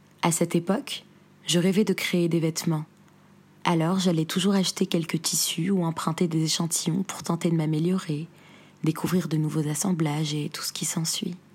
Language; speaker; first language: French; non-native, local second language; Arabic